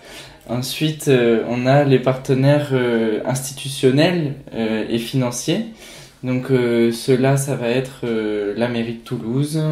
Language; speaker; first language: French; native; French